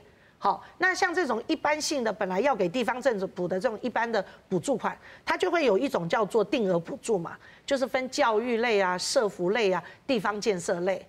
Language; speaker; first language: Chinese; native; Chinese